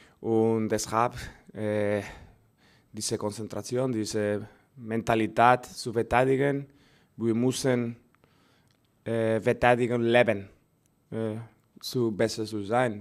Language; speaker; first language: German; non-native, learner; Spanish